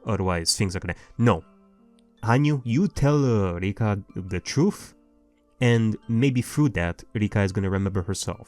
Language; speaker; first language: English; native; English